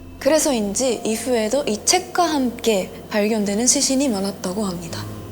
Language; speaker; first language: Korean; non-native, fluent; Japanese